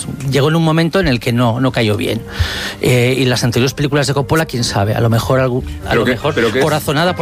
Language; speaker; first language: Spanish; native; Spanish